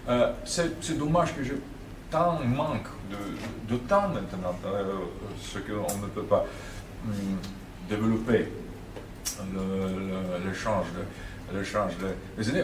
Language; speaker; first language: French; non-native, fluent; Russian